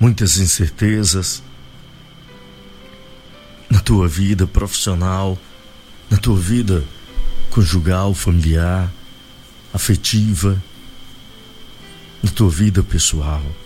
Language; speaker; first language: Portuguese; native; Portuguese